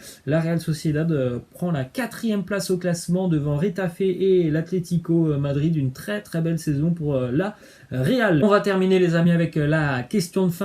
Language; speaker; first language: French; native; French